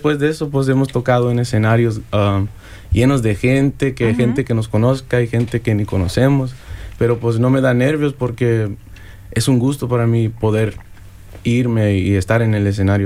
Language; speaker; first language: Spanish; early bilingual, heritage; Spanish